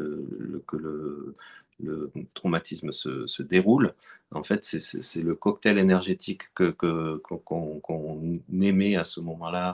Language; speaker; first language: French; native; French